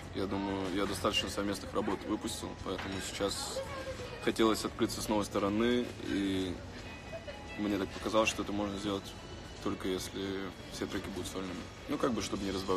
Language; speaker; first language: Russian; native; Russian